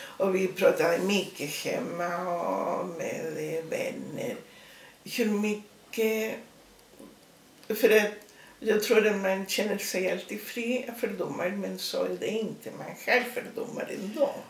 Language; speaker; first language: Swedish; non-native, fluent; Spanish